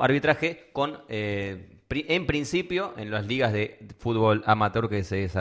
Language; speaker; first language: Spanish; native; Spanish